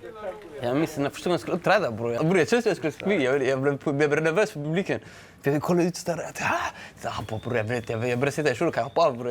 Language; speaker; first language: Swedish; early bilingual, other home language; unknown